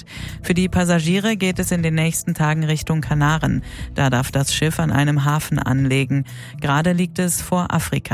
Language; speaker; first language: German; native; German